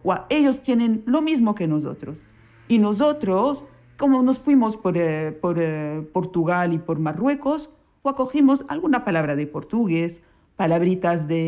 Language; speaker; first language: Spanish; early bilingual, heritage; Spanish